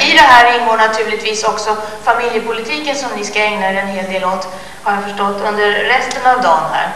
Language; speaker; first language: Swedish; native; Swedish